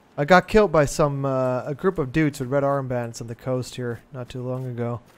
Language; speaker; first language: English; non-native, fluent; Dutch